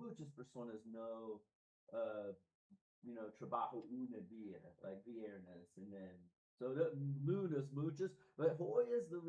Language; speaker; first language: Spanish; non-native, learner; English